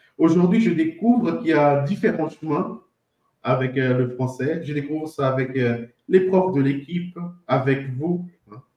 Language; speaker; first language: French; non-native, fluent; Portuguese